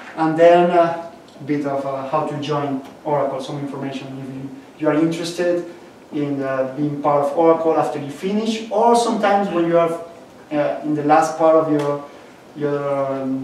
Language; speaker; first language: English; non-native, fluent; Spanish